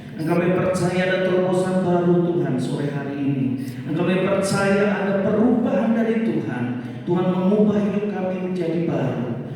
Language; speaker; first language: Indonesian; native; Indonesian